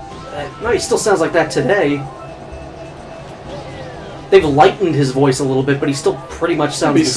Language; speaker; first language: English; native; English